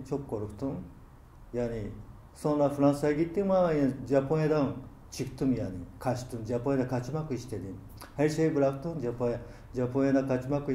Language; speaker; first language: Turkish; non-native, learner; Japanese